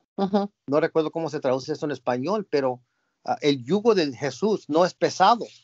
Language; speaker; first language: Spanish; early bilingual, heritage; Spanish